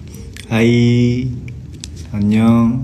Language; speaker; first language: Korean; non-native, fluent; Chinese